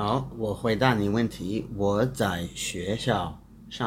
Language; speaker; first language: Chinese; non-native, fluent; English